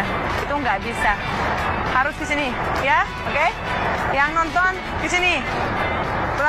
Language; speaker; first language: Indonesian; non-native, fluent; Russian